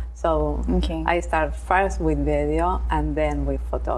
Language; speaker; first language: English; non-native, learner; Spanish